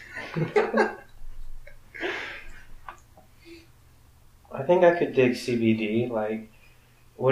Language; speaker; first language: English; early bilingual, other home language; Spanish